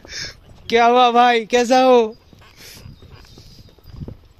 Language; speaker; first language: Hindi; non-native, learner; Bangla